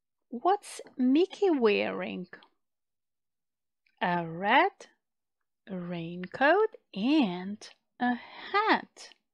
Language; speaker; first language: English; non-native, fluent; Macedonian